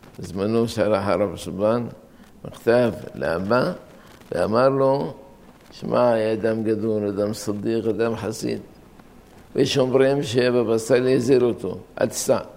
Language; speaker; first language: Hebrew; non-native, fluent; Arabic